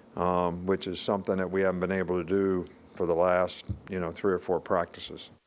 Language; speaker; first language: English; native; English